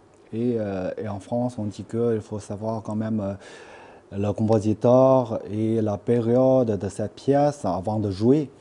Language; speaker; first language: French; non-native, fluent; Chinese